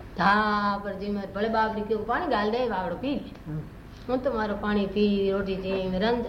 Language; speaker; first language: Hindi; native; Hindi